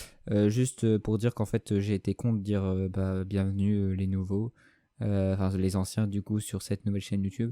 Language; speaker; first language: French; native; French